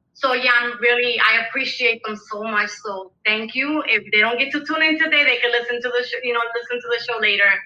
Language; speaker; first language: English; early bilingual, other home language; Spanish